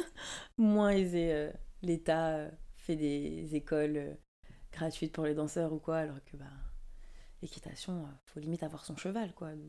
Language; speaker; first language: French; native; French